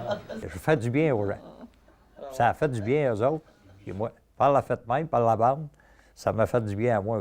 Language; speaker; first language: French; native; French